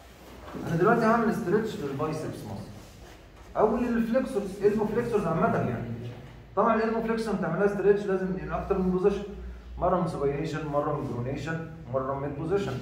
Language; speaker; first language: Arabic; native; Arabic